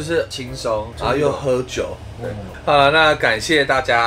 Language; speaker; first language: Chinese; native; Chinese